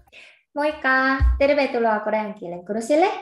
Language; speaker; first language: Finnish; non-native, fluent; Korean